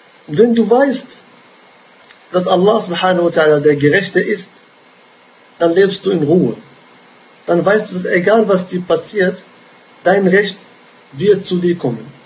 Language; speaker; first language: German; non-native, fluent; Arabic